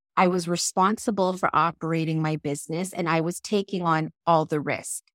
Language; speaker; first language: English; native; English